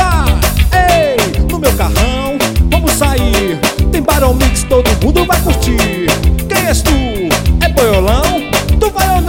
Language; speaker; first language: Portuguese; native; Portuguese